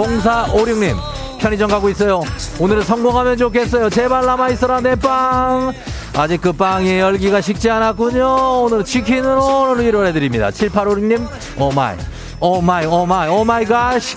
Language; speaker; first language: Korean; native; Korean